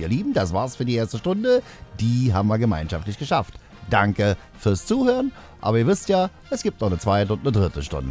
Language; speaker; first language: German; native; German